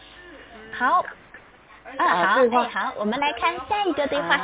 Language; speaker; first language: Chinese; native; Chinese